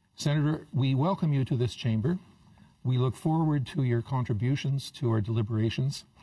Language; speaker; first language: English; native; English